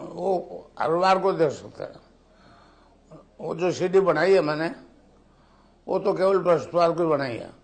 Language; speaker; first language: Hindi; native; Hindi